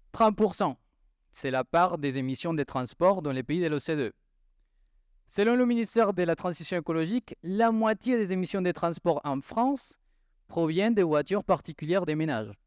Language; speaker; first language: French; non-native, fluent; Spanish